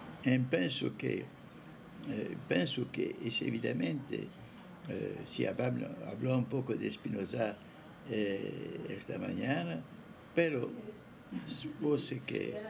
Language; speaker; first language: Spanish; non-native, fluent; French